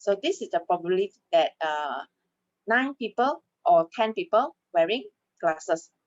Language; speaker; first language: English; non-native, local second language; Malay